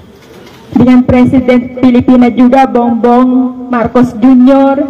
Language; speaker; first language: Indonesian; non-native, fluent; Filipino